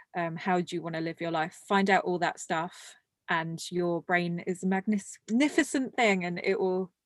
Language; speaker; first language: English; early bilingual, other home language; Morisyen